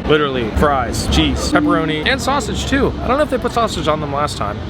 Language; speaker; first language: English; native; English